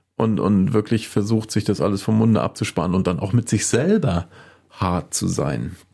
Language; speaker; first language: German; native; German